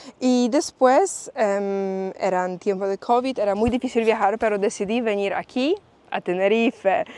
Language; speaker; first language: Spanish; non-native, fluent; Polish